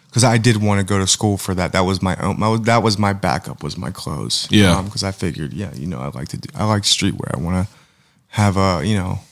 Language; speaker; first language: English; native; English